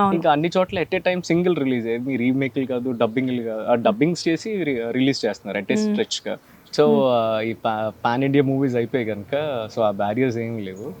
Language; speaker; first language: Telugu; native; Telugu